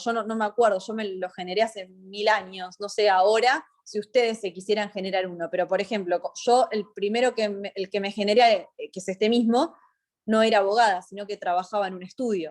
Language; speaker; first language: Spanish; native; Spanish